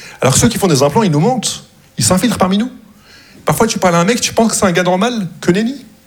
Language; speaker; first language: French; non-native, local second language; Arabic